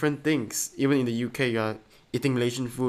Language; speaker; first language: English; non-native, local second language; Chinese